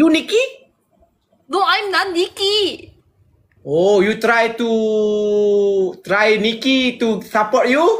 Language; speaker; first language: English; non-native, learner; Malay